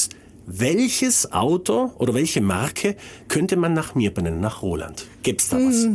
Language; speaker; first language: German; native; German